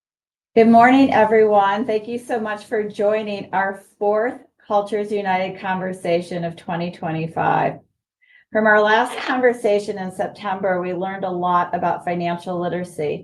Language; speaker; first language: English; native; English